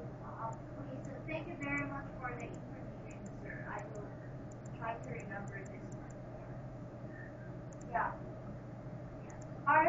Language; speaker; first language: English; non-native, local second language; Filipino